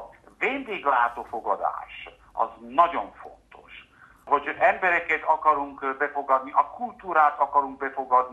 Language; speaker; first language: Hungarian; early bilingual, heritage; Hungarian